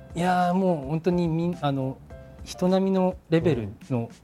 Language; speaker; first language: Japanese; non-native, fluent; Filipino